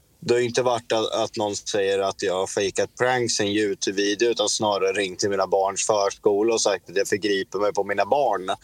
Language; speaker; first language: Swedish; native; Swedish